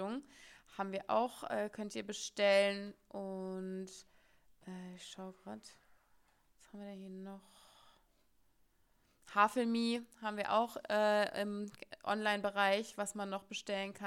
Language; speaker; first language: German; native; German